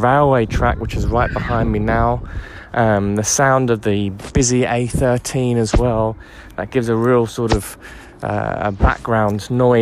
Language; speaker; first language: English; native; English